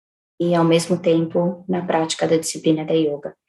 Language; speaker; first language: Portuguese; native; Portuguese